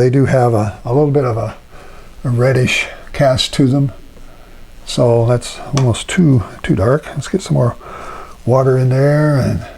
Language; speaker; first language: English; native; English